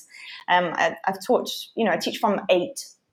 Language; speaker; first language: English; native; English